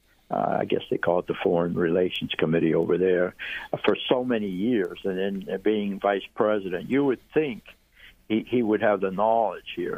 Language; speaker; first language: English; early bilingual, other home language; Greek